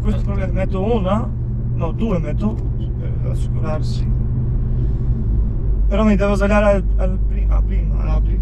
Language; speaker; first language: Italian; non-native, fluent; Albanian